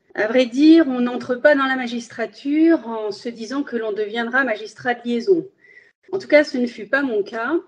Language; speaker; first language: French; early bilingual, other home language; Spanish